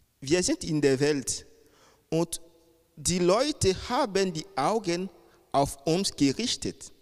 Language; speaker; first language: German; non-native, fluent; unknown